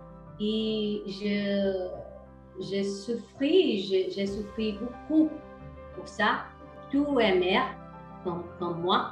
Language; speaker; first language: French; non-native, learner; Portuguese